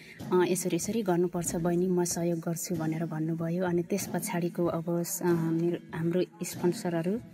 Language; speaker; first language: Nepali; non-native, local second language; Limbu